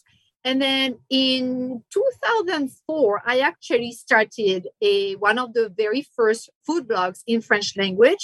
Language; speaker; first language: English; non-native, fluent; French